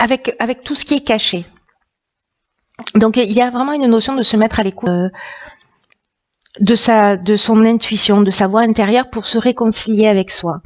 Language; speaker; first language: French; native; French